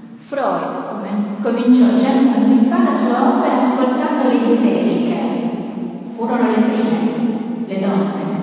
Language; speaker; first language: Italian; non-native, fluent; Spanish